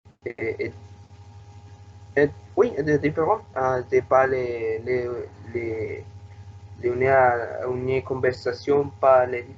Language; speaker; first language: French; non-native, learner; Spanish